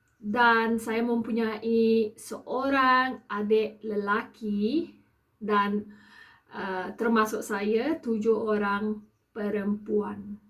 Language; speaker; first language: Malay; non-native, local second language; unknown